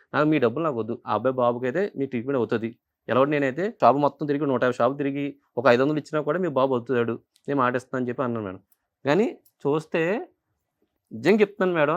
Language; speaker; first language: Telugu; non-native, local second language; Urdu